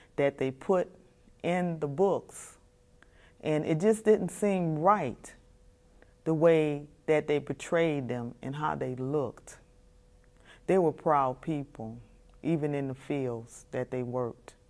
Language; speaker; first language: English; native; English